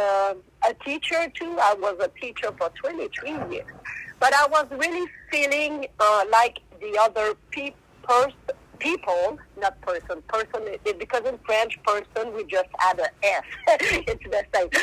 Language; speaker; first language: English; non-native, fluent; French